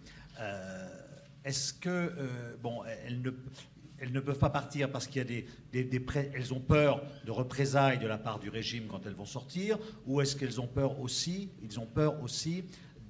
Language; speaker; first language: French; native; French